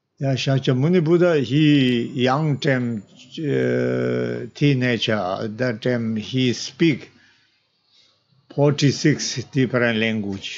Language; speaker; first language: English; non-native, learner; Tibetan